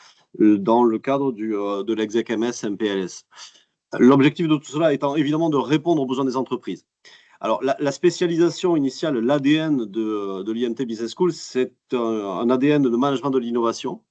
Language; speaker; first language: French; native; French